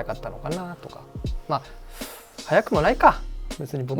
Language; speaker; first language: Japanese; native; Japanese